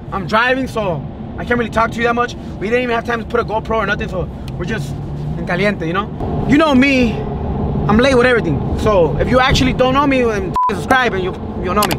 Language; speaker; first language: English; early bilingual, other home language; Spanish